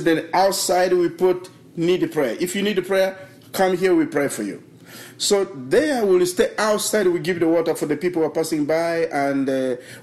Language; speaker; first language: English; non-native, learner; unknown